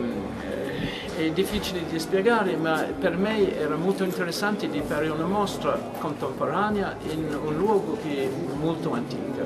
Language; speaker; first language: Italian; non-native, fluent; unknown